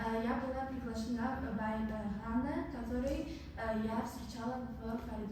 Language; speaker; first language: Russian; non-native, local second language; Tajik